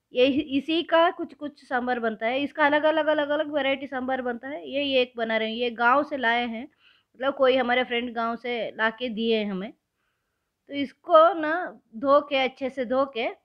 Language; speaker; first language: Hindi; non-native, local second language; Kannada